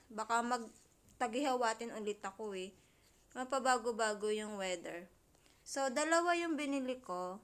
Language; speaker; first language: Filipino; native; Filipino